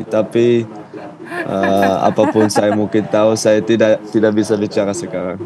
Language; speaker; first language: Indonesian; non-native, fluent; Dutch